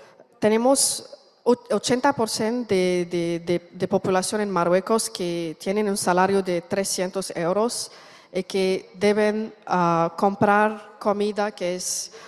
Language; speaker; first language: Spanish; non-native, learner; Arabic